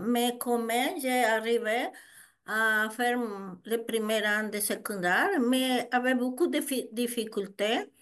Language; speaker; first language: French; non-native, learner; Spanish